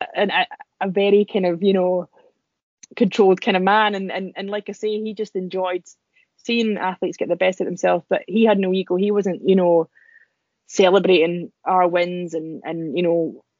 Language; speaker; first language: English; native; English